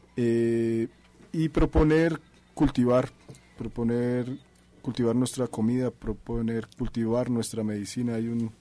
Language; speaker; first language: Spanish; native; Spanish